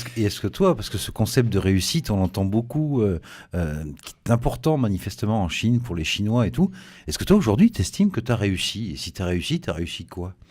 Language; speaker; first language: French; native; French